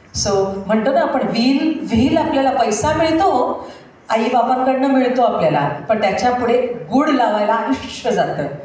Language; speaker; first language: Marathi; non-native, local second language; Gujarati